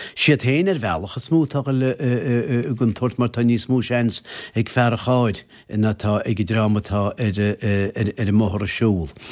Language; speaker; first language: Irish; native; Irish